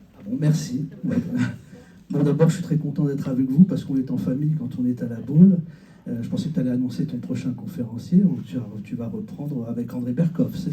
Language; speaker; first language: French; native; French